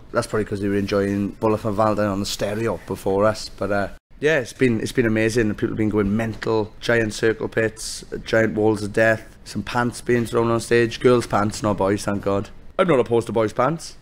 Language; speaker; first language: English; native; English